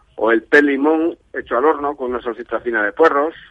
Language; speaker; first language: Spanish; native; Spanish